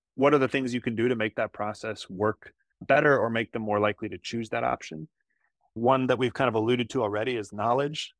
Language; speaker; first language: English; native; English